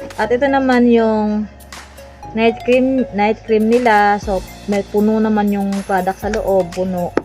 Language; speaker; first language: Filipino; non-native, local second language; Cebuano